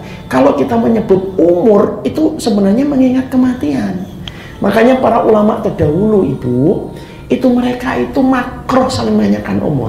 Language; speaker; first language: Indonesian; native; Indonesian